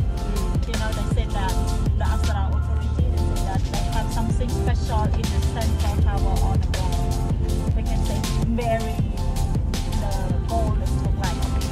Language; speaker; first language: English; non-native, learner; Khmer